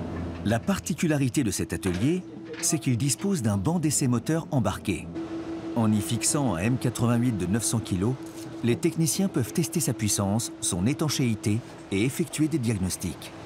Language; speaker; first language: French; native; French